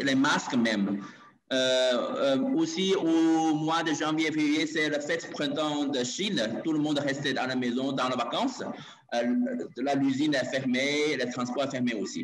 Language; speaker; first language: French; non-native, learner; Chinese